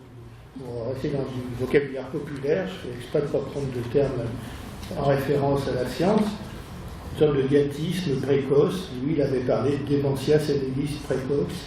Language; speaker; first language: French; native; French